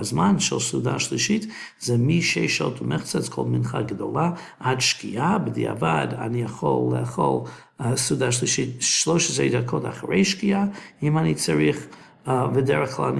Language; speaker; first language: Hebrew; non-native, fluent; English